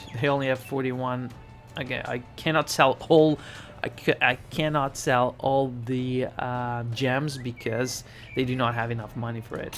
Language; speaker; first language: English; non-native, fluent; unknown